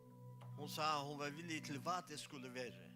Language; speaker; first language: Danish; non-native, local second language; Faroese